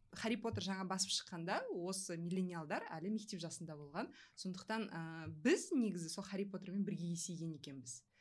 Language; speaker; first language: Kazakh; native; Kazakh